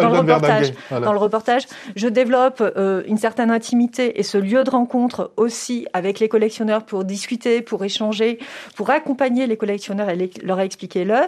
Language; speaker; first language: French; native; French